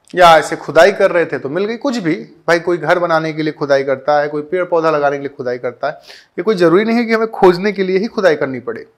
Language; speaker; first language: Hindi; native; Hindi